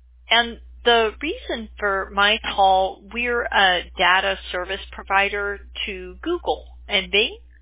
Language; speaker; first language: English; native; English